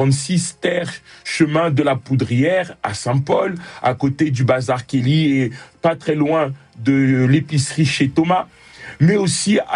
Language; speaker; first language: French; native; French